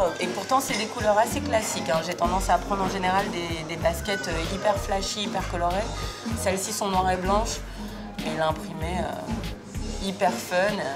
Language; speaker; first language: French; native; French